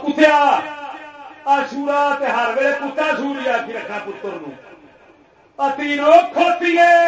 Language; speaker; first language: Urdu; non-native, local second language; Punjabi